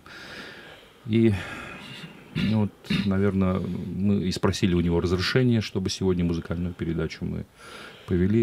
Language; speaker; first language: Russian; native; Russian